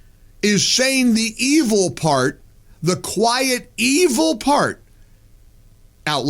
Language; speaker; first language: English; native; English